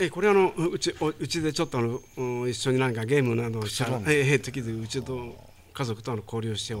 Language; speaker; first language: Japanese; native; Japanese